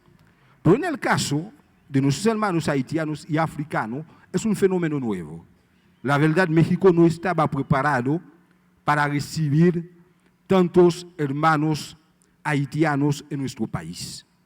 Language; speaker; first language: Spanish; non-native, fluent; Haitian Creole